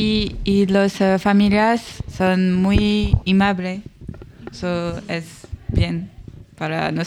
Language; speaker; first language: Spanish; non-native, learner; French